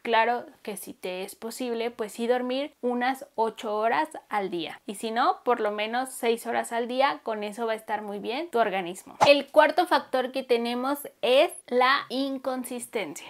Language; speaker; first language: Spanish; native; Spanish